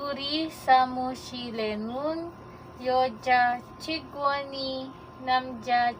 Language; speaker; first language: Korean; non-native, learner; Filipino